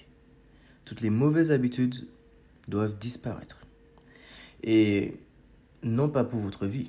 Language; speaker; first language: French; native; French